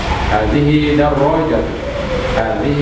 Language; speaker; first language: Arabic; non-native, learner; Indonesian